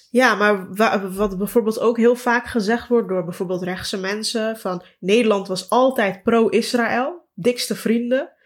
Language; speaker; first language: Dutch; early bilingual, other home language; Turkish